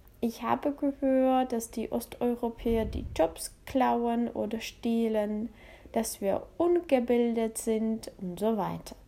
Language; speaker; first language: German; non-native, fluent; Czech